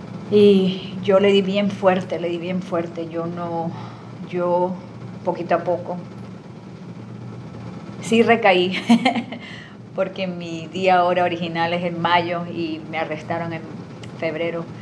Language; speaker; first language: Spanish; native; Spanish